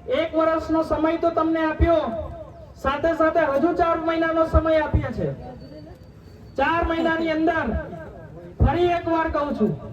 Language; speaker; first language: Gujarati; non-native, local second language; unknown